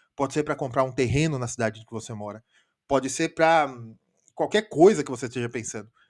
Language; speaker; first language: Portuguese; native; Portuguese